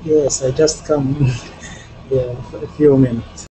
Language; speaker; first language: English; non-native, learner; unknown